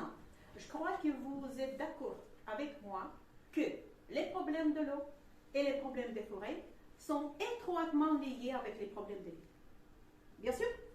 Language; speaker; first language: French; non-native, fluent; Russian